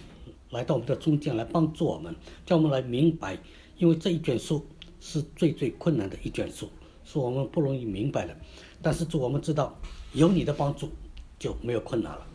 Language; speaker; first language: Chinese; native; Chinese